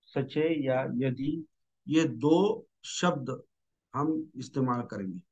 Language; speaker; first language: Hindi; non-native, local second language; Marathi